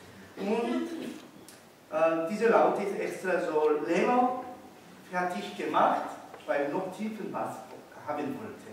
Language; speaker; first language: German; non-native, learner; Korean